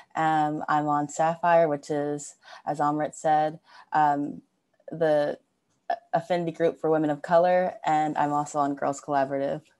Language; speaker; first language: English; native; English